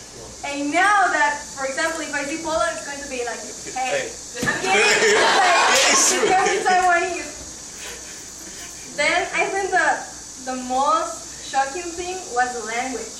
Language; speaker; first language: English; non-native, fluent; Spanish